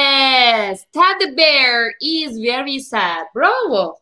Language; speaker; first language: English; non-native, fluent; Turkish